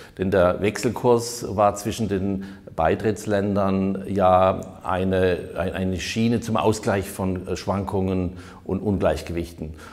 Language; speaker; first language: German; native; German